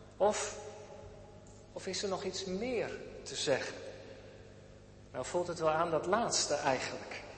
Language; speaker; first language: Dutch; native; Dutch